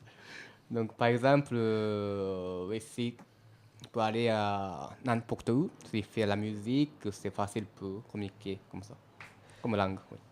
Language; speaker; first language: French; non-native, learner; Japanese